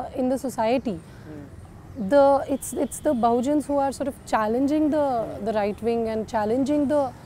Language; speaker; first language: English; non-native, local second language; Kashmiri